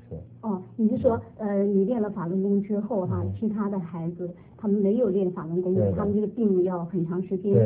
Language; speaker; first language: Chinese; native; Chinese